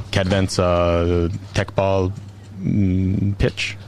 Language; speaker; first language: Hungarian; non-native, learner; English